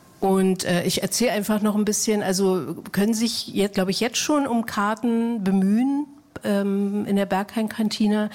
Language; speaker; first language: German; native; German